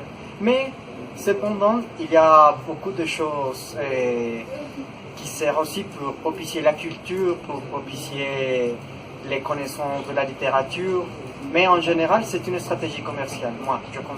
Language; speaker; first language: French; non-native, fluent; Spanish